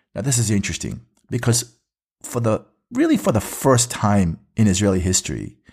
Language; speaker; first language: English; early bilingual, other home language; Hebrew